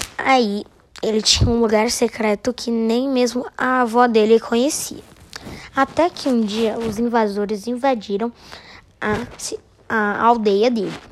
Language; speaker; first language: Portuguese; native; Portuguese